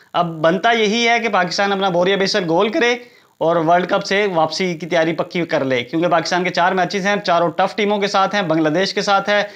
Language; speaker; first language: Urdu; native; Urdu